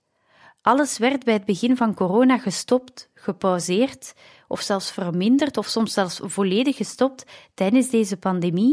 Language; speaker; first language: Dutch; native; Dutch